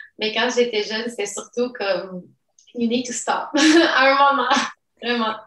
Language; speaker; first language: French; early bilingual, other home language; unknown